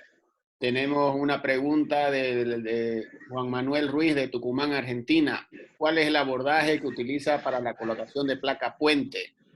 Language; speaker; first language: Spanish; native; Spanish